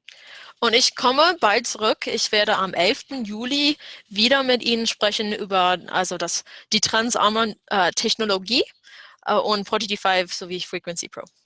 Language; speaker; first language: German; non-native, fluent; English